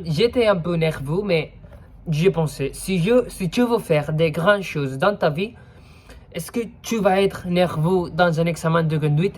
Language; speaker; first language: French; non-native, fluent; Spanish